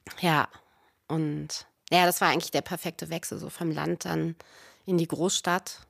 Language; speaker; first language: German; native; German